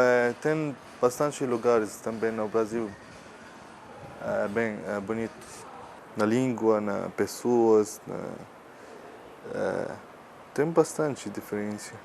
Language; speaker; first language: Portuguese; non-native, learner; Arabic